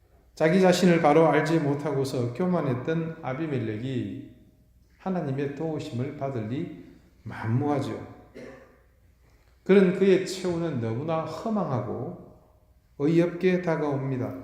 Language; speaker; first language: Korean; native; Korean